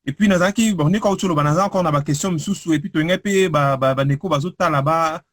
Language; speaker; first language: French; non-native, local second language; Lingala